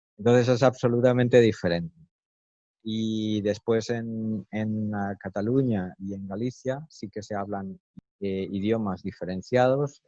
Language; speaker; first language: Spanish; native; Spanish